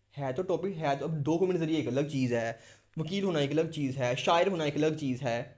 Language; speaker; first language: Urdu; non-native, local second language; Punjabi